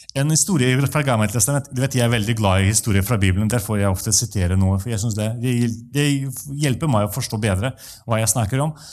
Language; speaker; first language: Norwegian; non-native, fluent; Russian